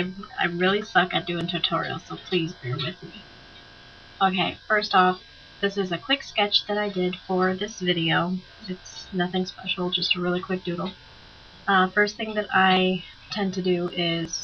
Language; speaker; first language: English; native; English